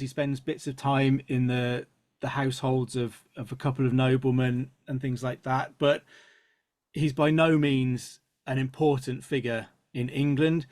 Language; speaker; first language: English; native; English